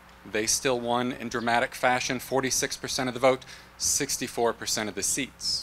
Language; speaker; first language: English; native; English